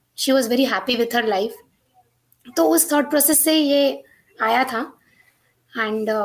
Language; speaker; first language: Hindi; non-native, local second language; Marathi